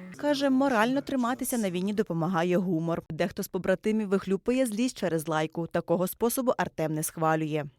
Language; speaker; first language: Ukrainian; native; Ukrainian